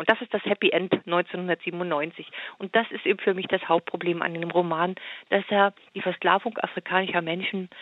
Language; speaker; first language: German; native; German